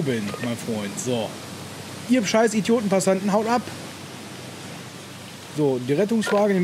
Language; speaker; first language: German; native; German